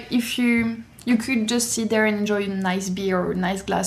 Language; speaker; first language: English; non-native, fluent; French